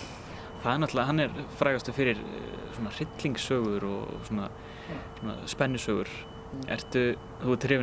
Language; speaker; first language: Icelandic; native; Icelandic